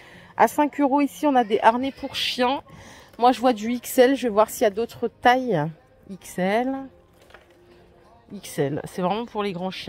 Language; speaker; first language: French; native; French